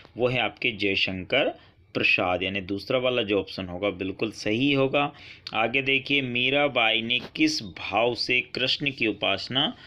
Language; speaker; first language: Hindi; native; Hindi